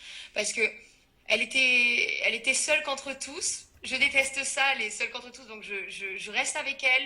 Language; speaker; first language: French; native; French